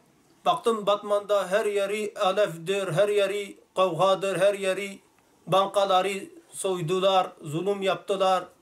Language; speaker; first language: Turkish; non-native, local second language; Arabic